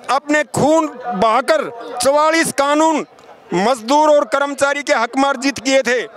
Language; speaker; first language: Hindi; native; Hindi